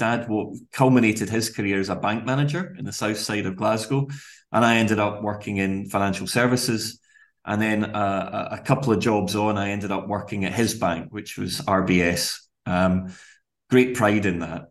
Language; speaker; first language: English; native; English